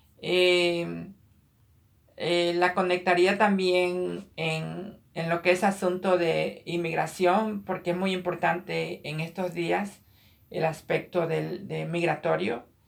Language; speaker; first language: Spanish; native; Spanish